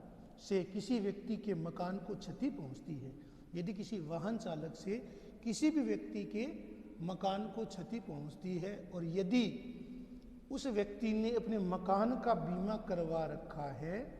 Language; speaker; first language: Hindi; native; Hindi